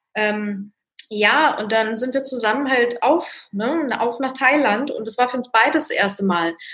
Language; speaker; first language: German; early bilingual, other home language; Russian